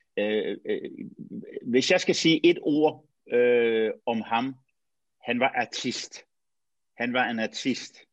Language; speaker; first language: Danish; native; Danish